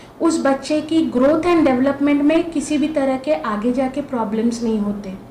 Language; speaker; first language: Hindi; non-native, local second language; Marathi